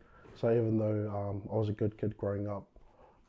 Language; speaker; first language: English; native; English